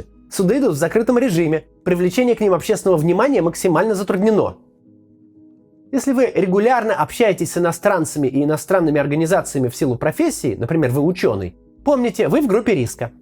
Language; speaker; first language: Russian; native; Russian